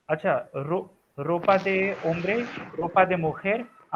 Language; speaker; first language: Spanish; non-native, fluent; Hindi